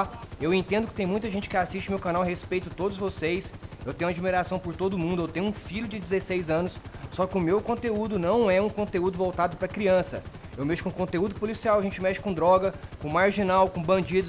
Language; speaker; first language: Portuguese; native; Portuguese